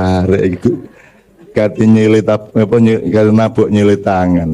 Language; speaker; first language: Indonesian; native; Indonesian